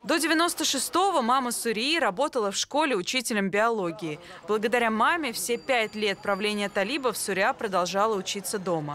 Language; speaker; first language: Russian; native; Russian